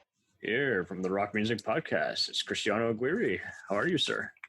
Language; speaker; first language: English; native; English